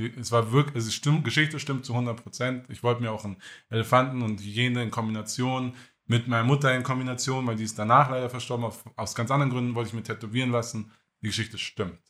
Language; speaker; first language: German; native; German